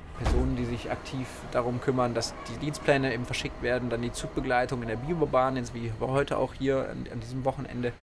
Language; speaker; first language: German; native; German